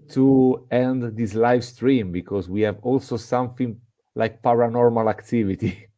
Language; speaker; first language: English; non-native, fluent; Italian